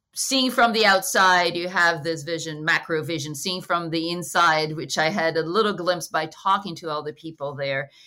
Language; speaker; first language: English; non-native, fluent; Portuguese